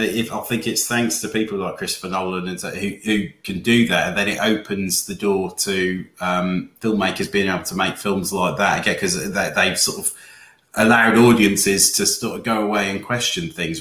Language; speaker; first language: English; native; English